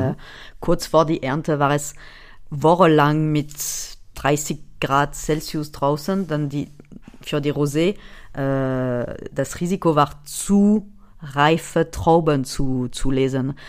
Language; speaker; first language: German; non-native, fluent; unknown